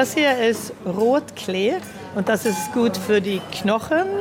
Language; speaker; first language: German; early bilingual, heritage; German